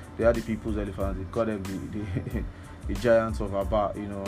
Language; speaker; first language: English; non-native, local second language; Yoruba